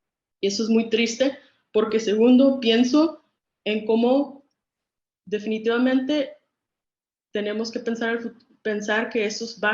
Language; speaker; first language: Spanish; early bilingual, other home language; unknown